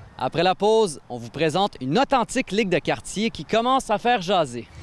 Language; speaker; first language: French; native; French